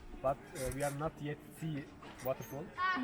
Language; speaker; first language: English; non-native, learner; Turkish